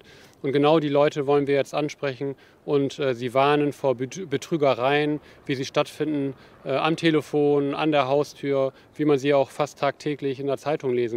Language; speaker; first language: German; native; German